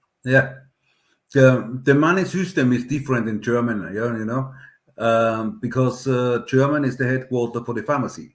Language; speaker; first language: English; non-native, learner; German